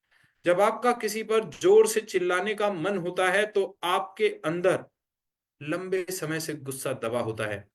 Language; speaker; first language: Hindi; native; Hindi